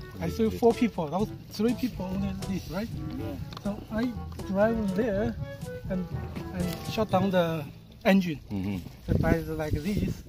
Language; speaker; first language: English; non-native, learner; Filipino